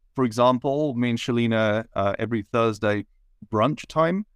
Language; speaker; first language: English; native; English